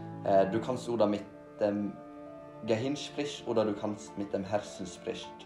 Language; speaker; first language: German; non-native, learner; Norwegian